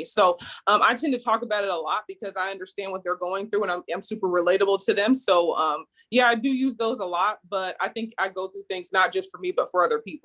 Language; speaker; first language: English; native; English